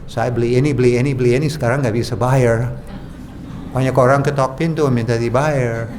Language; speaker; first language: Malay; non-native, fluent; English